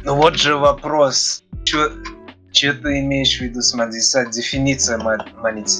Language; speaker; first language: Russian; early bilingual, heritage; Russian